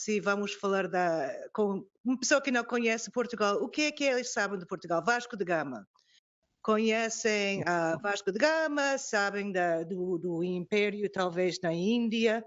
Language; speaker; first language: Portuguese; non-native, fluent; English